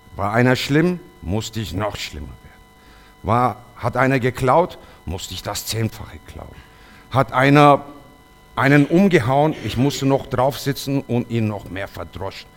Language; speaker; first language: German; early bilingual, other home language; Turkish